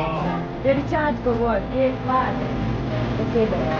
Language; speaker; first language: Russian; native; Russian